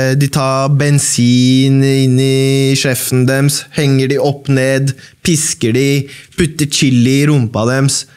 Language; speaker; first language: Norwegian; early bilingual, other home language; Baluchi